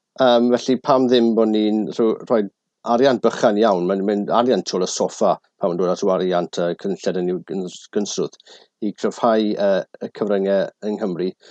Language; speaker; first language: Welsh; native; Welsh